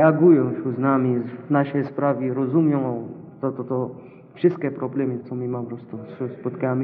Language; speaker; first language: Polish; non-native, learner; Arabic